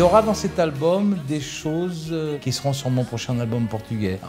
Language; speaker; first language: French; early bilingual, other home language; Portuguese